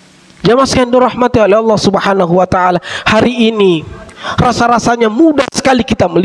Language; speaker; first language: Indonesian; native; Indonesian